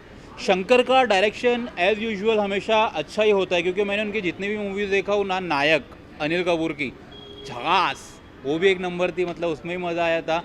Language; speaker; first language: Hindi; native; Hindi